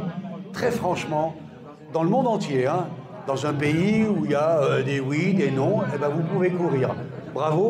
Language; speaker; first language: French; native; French